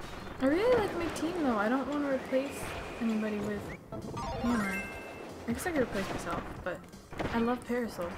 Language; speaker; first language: English; native; English